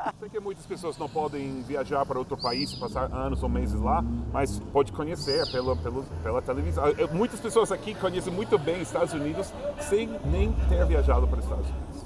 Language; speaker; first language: Portuguese; non-native, fluent; English